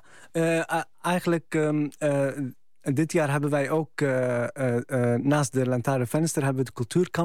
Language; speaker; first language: Dutch; non-native, fluent; Arabic